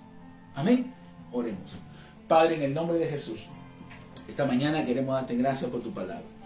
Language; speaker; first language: Spanish; native; Spanish